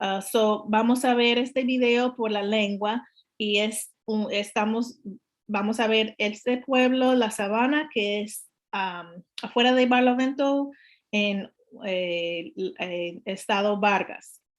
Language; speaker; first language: Spanish; non-native, learner; English